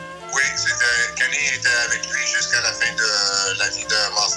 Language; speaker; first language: French; early bilingual, other home language; English